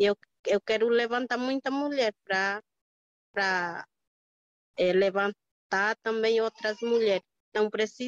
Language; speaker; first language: Portuguese; non-native, local second language; Guarani